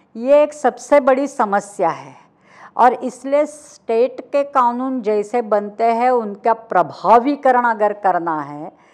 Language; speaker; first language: Hindi; non-native, local second language; Marathi